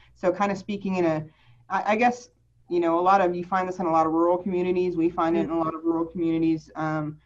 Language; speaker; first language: English; native; English